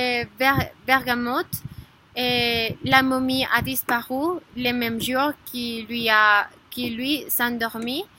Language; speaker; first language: French; non-native, learner; Spanish